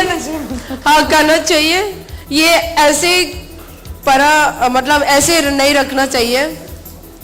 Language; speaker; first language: Hindi; non-native, local second language; Manipuri